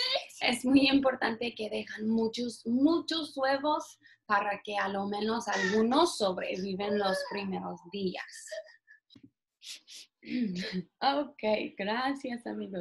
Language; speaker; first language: Spanish; non-native, fluent; English